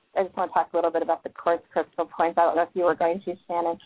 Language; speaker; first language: English; native; English